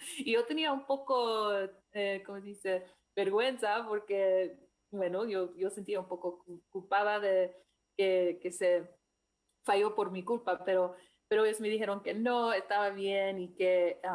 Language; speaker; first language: Spanish; non-native, fluent; English